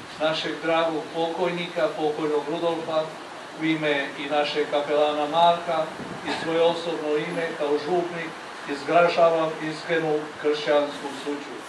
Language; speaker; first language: Croatian; native; Croatian